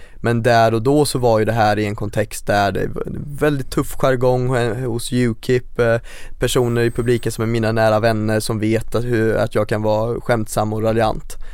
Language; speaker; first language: Swedish; native; Swedish